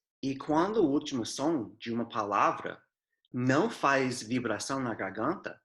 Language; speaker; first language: Portuguese; non-native, fluent; English